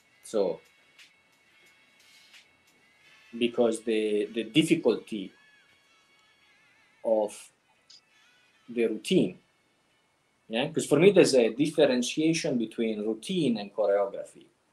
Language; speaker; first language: English; non-native, fluent; Italian